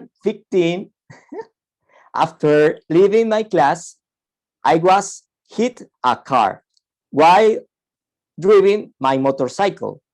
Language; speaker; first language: English; non-native, fluent; Spanish